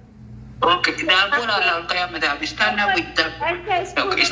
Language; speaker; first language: English; non-native, learner; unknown